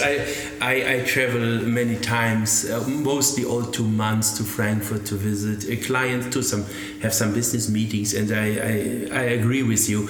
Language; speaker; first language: English; non-native, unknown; German